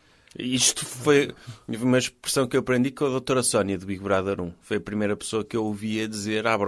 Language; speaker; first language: Portuguese; native; Portuguese